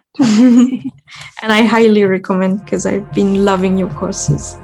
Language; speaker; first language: English; non-native, fluent; French